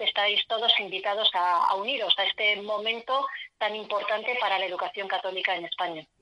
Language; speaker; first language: Spanish; native; Spanish